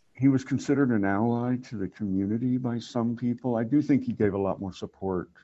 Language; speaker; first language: English; native; English